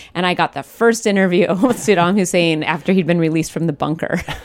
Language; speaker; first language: English; native; English